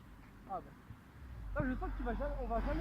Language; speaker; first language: French; native; French